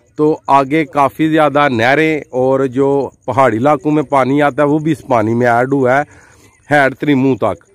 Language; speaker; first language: Urdu; non-native, local second language; Punjabi